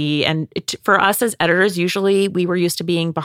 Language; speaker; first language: English; native; English